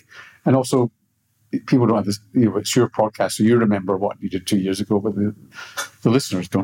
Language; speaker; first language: English; native; English